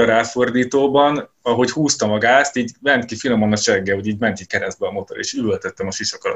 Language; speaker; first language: Hungarian; native; Hungarian